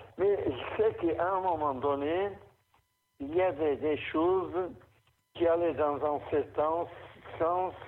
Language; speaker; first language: French; non-native, fluent; Portuguese